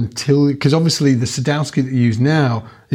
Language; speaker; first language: English; native; English